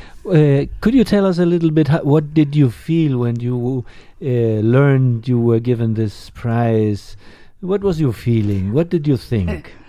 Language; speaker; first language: English; non-native, fluent; Spanish